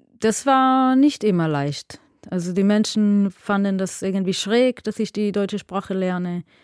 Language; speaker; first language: German; non-native, fluent; Hebrew